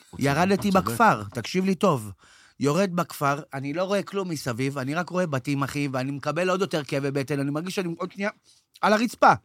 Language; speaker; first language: Hebrew; native; Hebrew